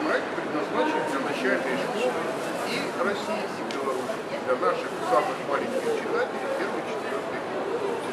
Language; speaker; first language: Russian; native; Russian